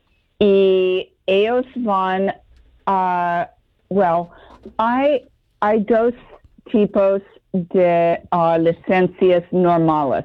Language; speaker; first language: Spanish; non-native, learner; English